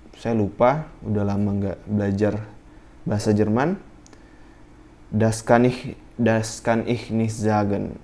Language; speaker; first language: German; non-native, learner; Indonesian